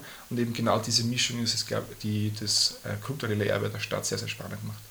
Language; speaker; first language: German; native; German